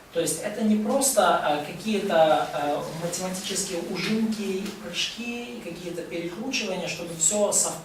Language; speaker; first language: Russian; native; Russian